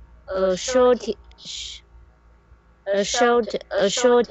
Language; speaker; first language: English; non-native, learner; Vietnamese